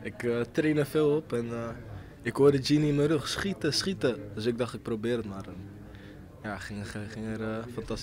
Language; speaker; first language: Dutch; native; Dutch